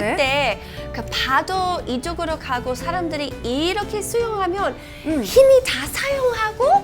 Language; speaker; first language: Korean; non-native, fluent; English